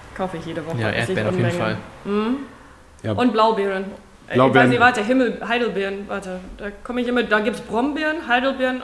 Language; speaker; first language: German; non-native, fluent; Afrikaans